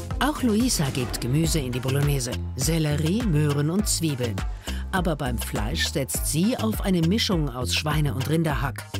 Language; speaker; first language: German; native; German